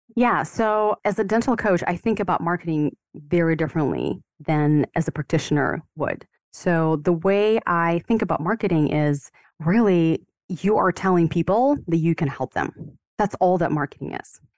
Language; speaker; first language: English; non-native, fluent; Ukrainian